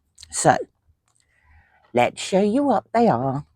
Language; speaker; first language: English; native; English